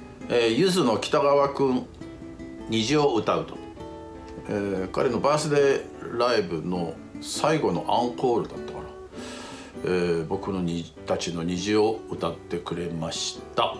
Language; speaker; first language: Japanese; native; Japanese